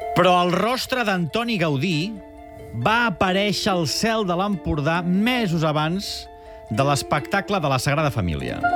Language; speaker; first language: Catalan; native; Catalan